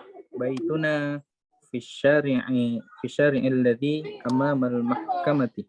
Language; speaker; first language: Arabic; non-native, learner; Indonesian